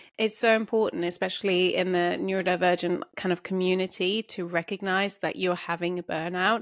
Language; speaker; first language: English; non-native, fluent; German